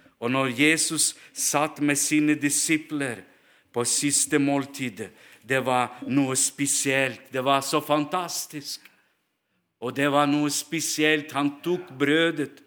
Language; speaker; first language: Norwegian; non-native, fluent; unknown